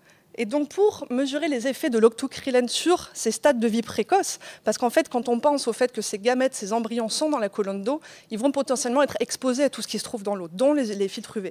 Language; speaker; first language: French; native; French